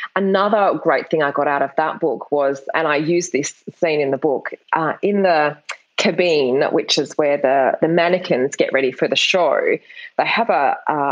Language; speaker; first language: English; native; English